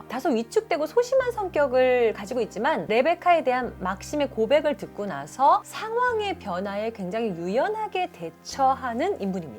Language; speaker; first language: Korean; native; Korean